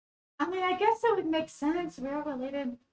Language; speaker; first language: English; native; English